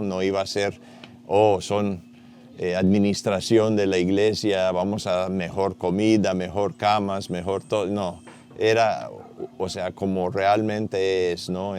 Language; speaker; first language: Spanish; non-native, fluent; Portuguese